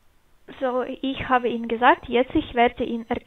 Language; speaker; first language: German; non-native, fluent; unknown